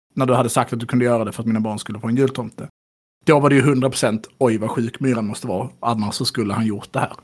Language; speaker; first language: Swedish; native; Swedish